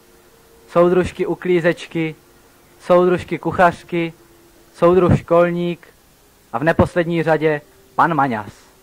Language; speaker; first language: Czech; native; Czech